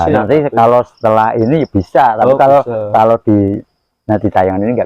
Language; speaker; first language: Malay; non-native, local second language; Javanese